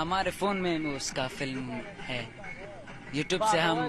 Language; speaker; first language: Hindi; non-native, learner; Pashto